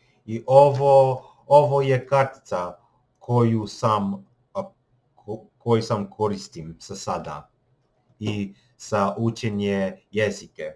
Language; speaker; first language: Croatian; non-native, learner; English